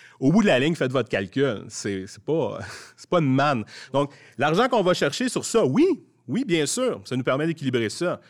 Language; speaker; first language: French; native; French